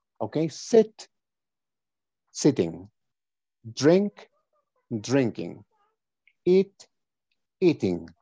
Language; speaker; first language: English; non-native, fluent; Spanish